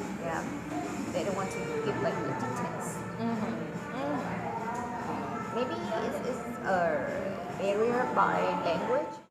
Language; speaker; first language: English; non-native, fluent; Vietnamese